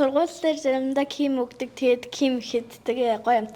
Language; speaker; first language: Mongolian; early bilingual, heritage; Mongolian